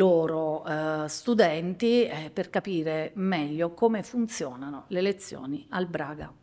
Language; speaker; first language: Italian; native; Italian